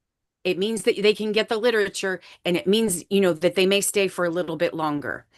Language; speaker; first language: English; native; English